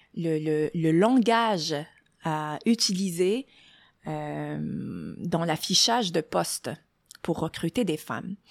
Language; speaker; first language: French; non-native, local second language; Arabic